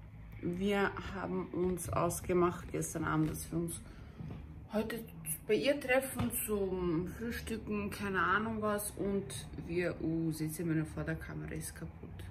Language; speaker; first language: German; early bilingual, heritage; German